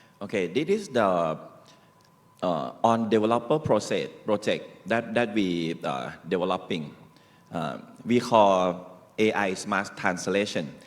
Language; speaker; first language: English; non-native, learner; Thai